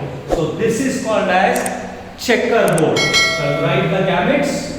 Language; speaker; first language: English; non-native, local second language; Hindi